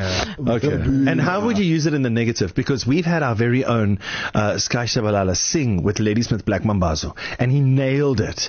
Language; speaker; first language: English; native; English